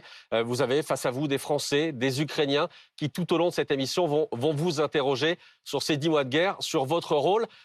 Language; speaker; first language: French; native; French